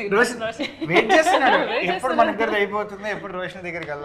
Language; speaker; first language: Telugu; native; Telugu